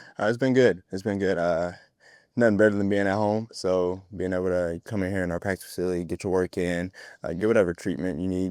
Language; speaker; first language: English; native; English